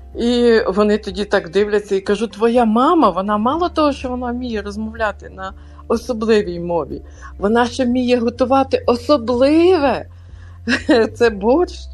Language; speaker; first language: Ukrainian; non-native, local second language; Russian